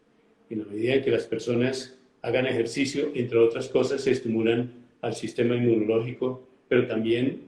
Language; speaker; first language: Spanish; native; Spanish